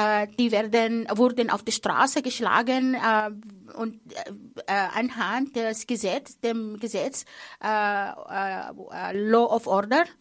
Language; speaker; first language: German; non-native, fluent; Arabic